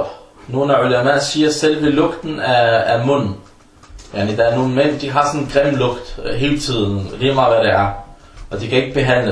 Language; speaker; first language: Danish; early bilingual, other home language; Arabic